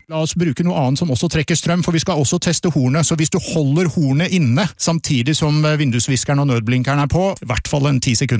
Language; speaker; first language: Norwegian; native; Norwegian